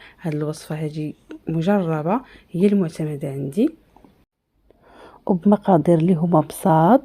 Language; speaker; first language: Arabic; native; Arabic